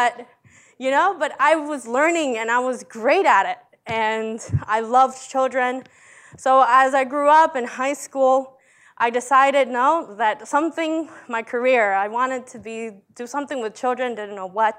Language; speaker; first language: English; early bilingual, other home language; Spanish